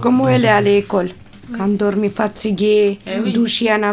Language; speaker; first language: French; non-native, learner; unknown